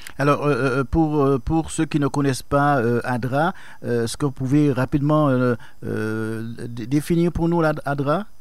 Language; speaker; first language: French; native; French